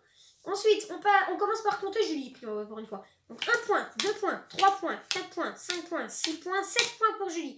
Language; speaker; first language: French; native; French